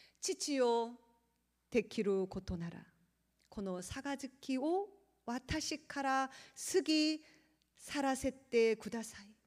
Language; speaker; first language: Japanese; non-native, learner; Korean